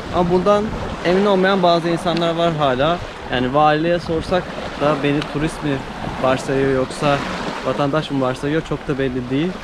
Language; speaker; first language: Turkish; native; Turkish